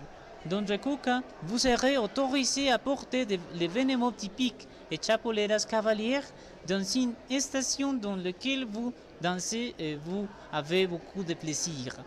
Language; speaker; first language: French; non-native, learner; Spanish